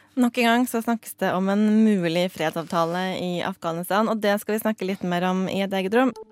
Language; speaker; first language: Norwegian; native; Norwegian